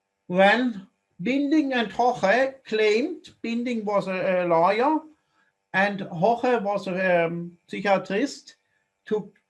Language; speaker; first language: English; non-native, fluent; German